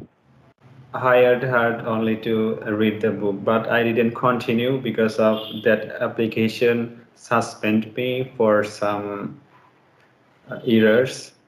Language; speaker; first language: English; non-native, learner; Bangla